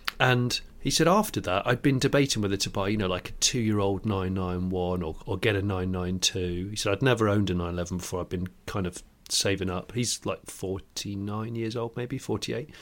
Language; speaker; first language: English; native; English